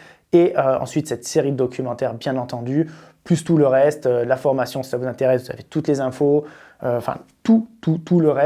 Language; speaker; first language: French; native; French